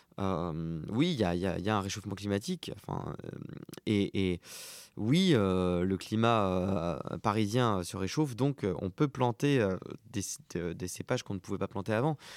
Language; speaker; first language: French; native; French